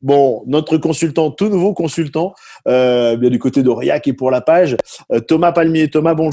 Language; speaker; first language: French; native; French